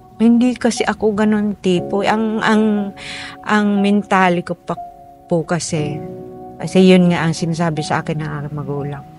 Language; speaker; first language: Filipino; non-native, local second language; Bikol